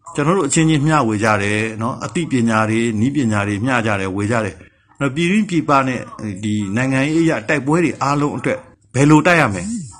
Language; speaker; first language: Burmese; native; Burmese